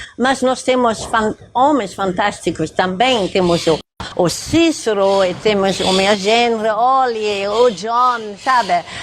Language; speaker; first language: Portuguese; non-native, fluent; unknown